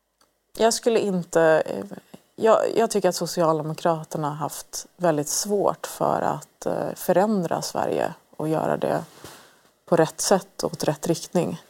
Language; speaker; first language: Swedish; early bilingual, other home language; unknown